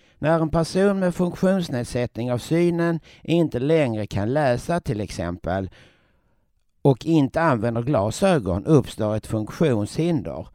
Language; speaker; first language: Swedish; native; Swedish